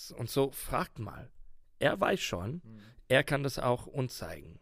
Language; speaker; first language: German; non-native, learner; English